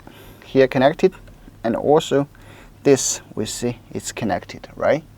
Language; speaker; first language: English; non-native, local second language; Chinese